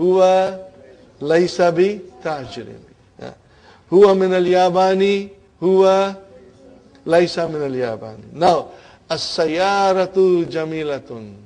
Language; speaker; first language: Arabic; non-native, fluent; Urdu